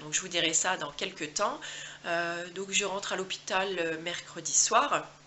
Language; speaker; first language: French; native; French